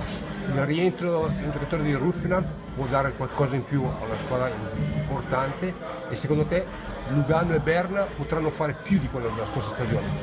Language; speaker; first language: Italian; native; Italian